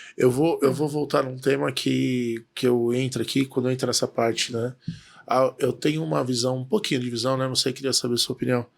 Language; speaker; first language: Portuguese; native; Portuguese